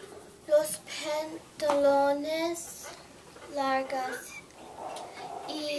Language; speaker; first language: Spanish; non-native, learner; English